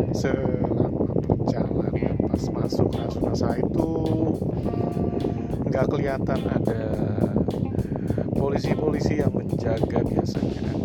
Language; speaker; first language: Indonesian; native; Indonesian